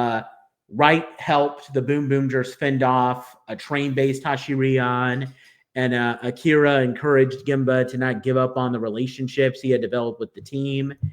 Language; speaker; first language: English; native; English